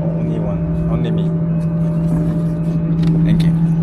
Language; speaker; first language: English; non-native, learner; Korean